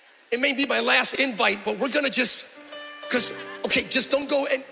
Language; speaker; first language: English; early bilingual, other home language; Spanish